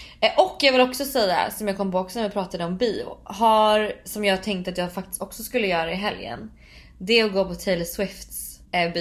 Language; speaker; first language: Swedish; native; Swedish